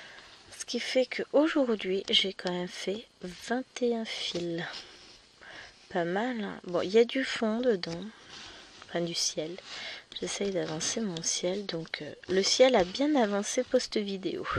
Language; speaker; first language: French; native; French